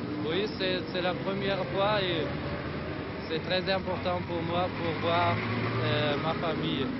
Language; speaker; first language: French; non-native, learner; German